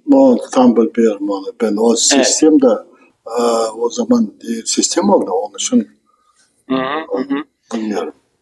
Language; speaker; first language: Turkish; non-native, learner; Kazakh